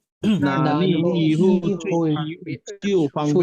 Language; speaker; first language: Chinese; non-native, learner; Bangla